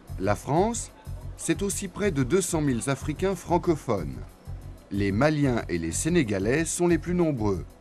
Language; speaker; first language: French; native; French